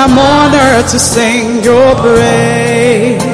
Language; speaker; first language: English; non-native, local second language; Akan